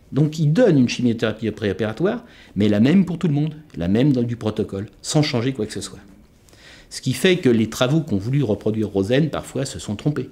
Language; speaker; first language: French; native; French